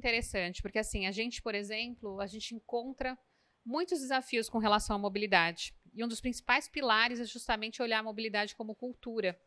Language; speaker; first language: Portuguese; native; Portuguese